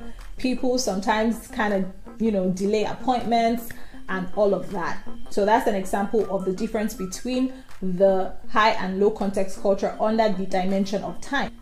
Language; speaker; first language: English; non-native, local second language; Yoruba